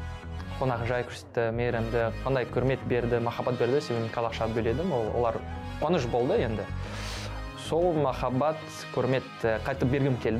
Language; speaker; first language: Kazakh; non-native, learner; French